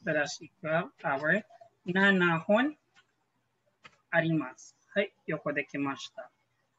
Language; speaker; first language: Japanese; non-native, fluent; Filipino